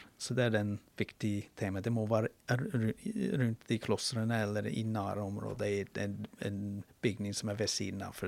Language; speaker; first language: Norwegian; non-native, fluent; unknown